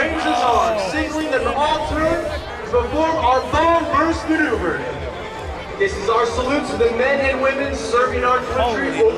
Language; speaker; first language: English; native; English